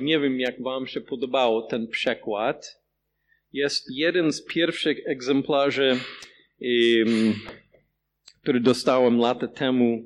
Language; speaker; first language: Polish; non-native, fluent; English